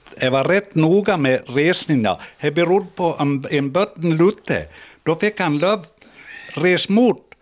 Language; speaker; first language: Swedish; native; Swedish